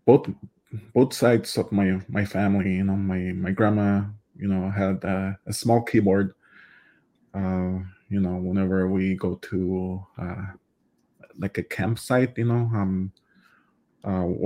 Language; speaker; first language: English; non-native, fluent; Cree